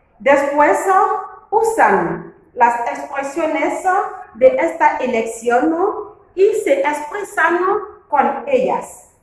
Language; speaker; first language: Spanish; non-native, fluent; French